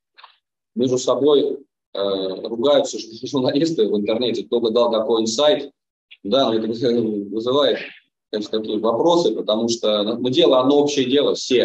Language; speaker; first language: Russian; native; Russian